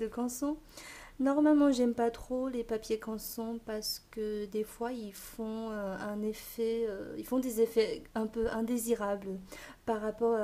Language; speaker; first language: French; non-native, fluent; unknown